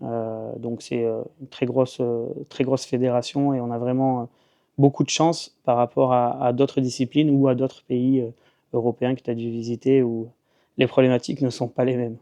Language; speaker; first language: French; native; French